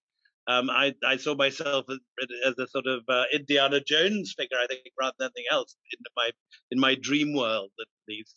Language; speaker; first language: English; native; English